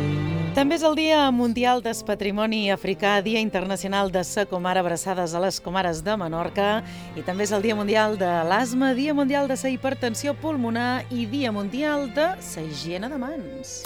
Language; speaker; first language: Catalan; native; Catalan